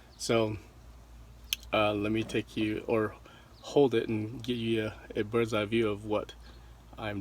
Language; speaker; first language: English; native; English